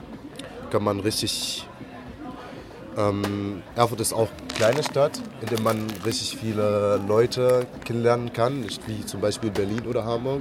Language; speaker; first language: German; non-native, fluent; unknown